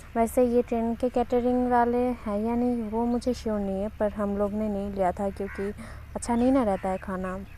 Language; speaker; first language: Hindi; non-native, local second language; Bangla